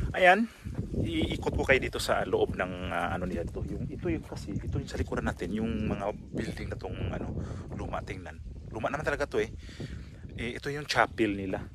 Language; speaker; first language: Filipino; native; Filipino